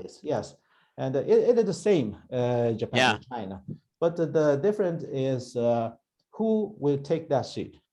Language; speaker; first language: English; non-native, learner; Chinese